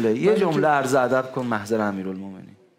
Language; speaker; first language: Persian; native; Persian